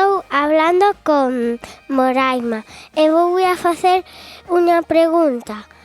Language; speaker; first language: Galician; non-native, local second language; Spanish